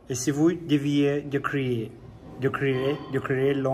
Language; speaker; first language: French; non-native, learner; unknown